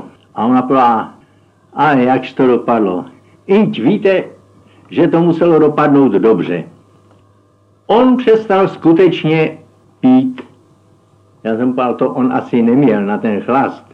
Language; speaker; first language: Czech; native; Czech